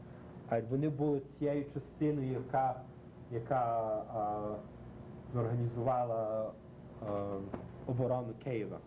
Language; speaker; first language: Ukrainian; early bilingual, heritage; Ukrainian